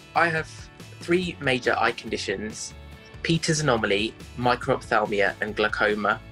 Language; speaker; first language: English; native; English